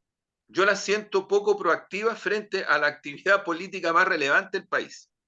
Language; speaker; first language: Spanish; native; Spanish